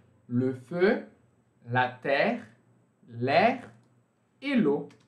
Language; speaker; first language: French; native; French